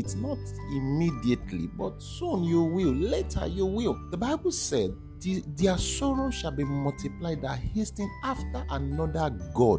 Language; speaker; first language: English; non-native, local second language; Bini